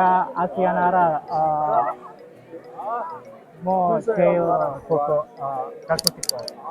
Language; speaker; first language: Korean; non-native, learner; Indonesian